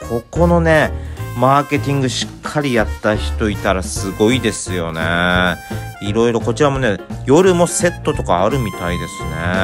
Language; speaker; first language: Japanese; native; Japanese